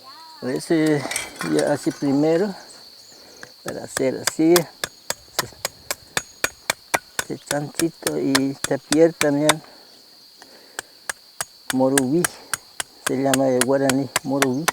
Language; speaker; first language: Spanish; non-native, local second language; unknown